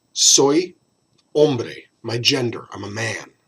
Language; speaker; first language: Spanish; non-native, fluent; English